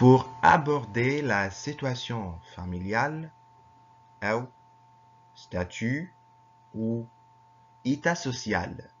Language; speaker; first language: French; non-native, fluent; Arabic